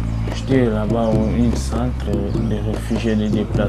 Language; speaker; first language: French; non-native, learner; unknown